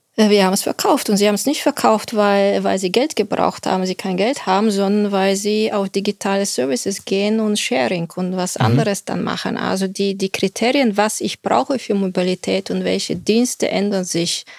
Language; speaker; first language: German; non-native, fluent; Bulgarian